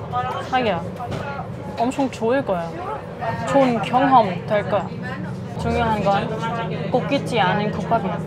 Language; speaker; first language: Korean; non-native, fluent; German